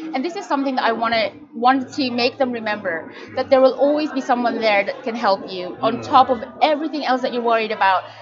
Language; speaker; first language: English; non-native, local second language; Filipino